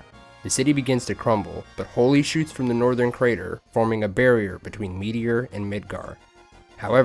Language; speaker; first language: English; native; English